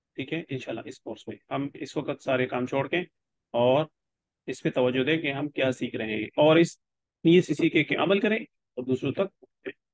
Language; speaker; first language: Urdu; non-native, local second language; Pashto